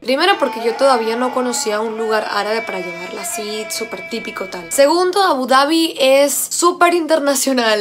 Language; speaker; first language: Spanish; native; Spanish